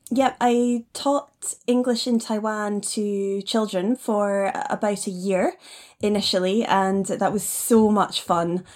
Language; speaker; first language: English; native; English